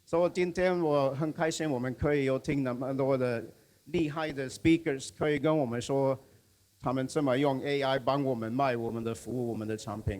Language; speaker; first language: Chinese; non-native, fluent; Swedish